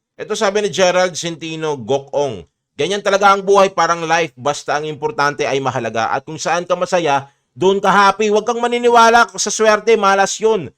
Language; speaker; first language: Filipino; native; Filipino